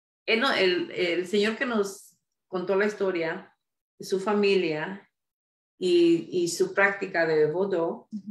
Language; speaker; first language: Spanish; early bilingual, heritage; Spanish